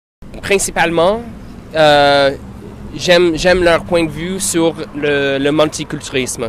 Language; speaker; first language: French; non-native, local second language; English